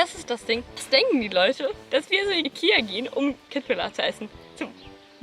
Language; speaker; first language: German; non-native, fluent; Swedish